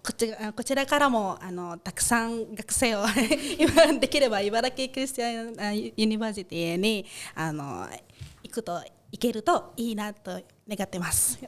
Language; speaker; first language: Japanese; non-native, fluent; Indonesian